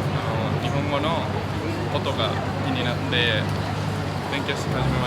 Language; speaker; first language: Japanese; non-native, fluent; Spanish